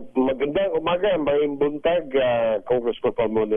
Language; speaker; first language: Filipino; native; Filipino